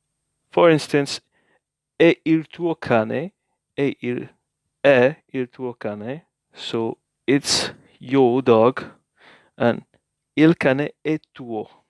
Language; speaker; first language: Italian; non-native, learner; English